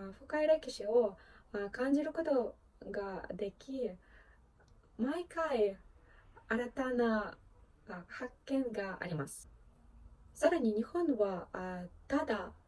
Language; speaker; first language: Japanese; non-native, fluent; Ukrainian